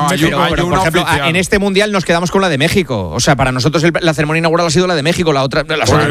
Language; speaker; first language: Spanish; native; Spanish